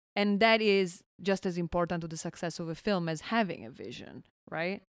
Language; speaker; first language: English; non-native, fluent; Italian